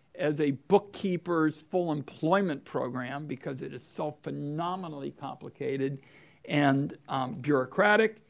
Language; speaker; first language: English; native; English